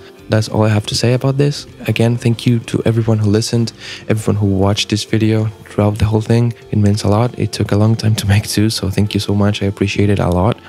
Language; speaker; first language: English; non-native, fluent; Spanish